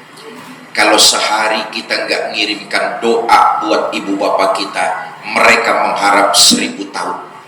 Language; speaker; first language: Indonesian; native; Indonesian